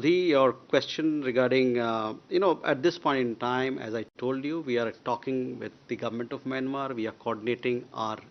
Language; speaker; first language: English; non-native, local second language; Hindi